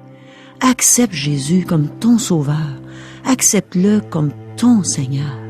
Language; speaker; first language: French; native; French